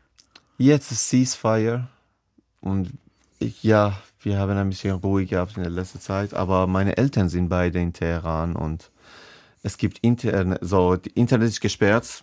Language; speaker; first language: German; non-native, fluent; Persian